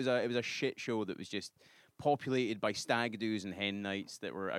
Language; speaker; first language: English; native; English